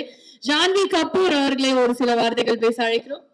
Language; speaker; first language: Tamil; native; Tamil